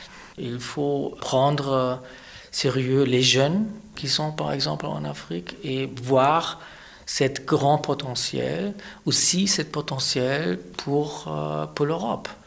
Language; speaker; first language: French; non-native, fluent; German